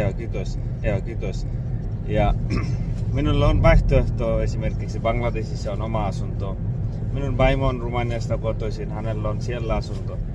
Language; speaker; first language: Finnish; non-native, learner; Bangla